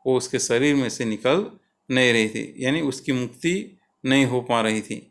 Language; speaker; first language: Hindi; non-native, local second language; Gujarati